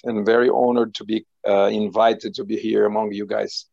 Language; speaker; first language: English; non-native, learner; Portuguese